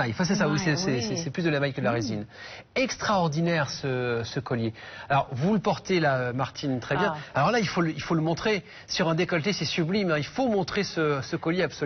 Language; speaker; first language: French; native; French